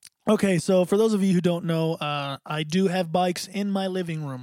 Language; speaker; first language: English; native; English